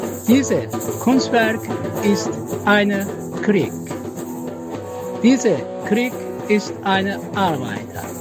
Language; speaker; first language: German; non-native, learner; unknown